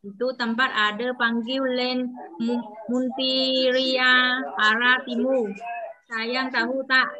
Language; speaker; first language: Indonesian; non-native, learner; Vietnamese